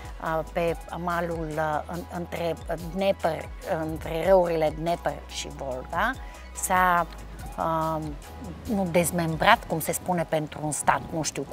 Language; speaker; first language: Romanian; non-native, fluent; Bulgarian